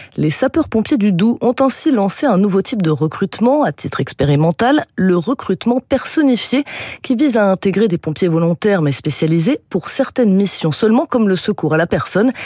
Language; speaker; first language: French; native; French